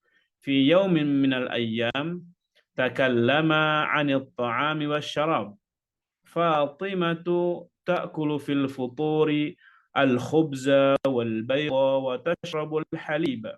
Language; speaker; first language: Arabic; non-native, fluent; Indonesian